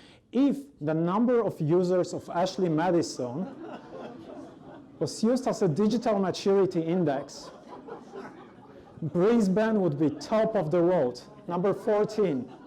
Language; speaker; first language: English; non-native, fluent; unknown